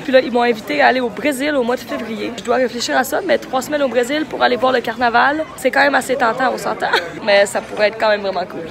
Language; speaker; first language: French; native; French